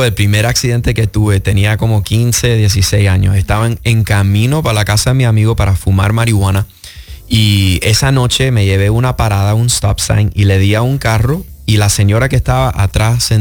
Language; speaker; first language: Spanish; early bilingual, heritage; Spanish